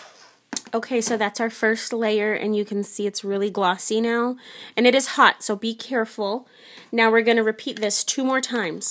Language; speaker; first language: English; native; English